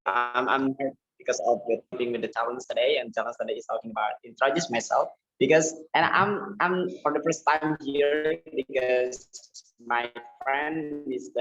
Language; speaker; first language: English; non-native, learner; Indonesian